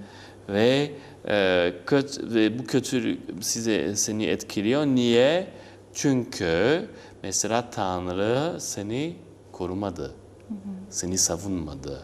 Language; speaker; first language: Turkish; non-native, learner; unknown